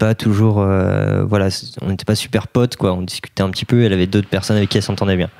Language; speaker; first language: French; native; French